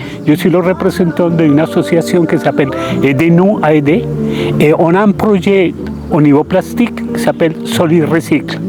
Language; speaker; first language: French; non-native, fluent; Spanish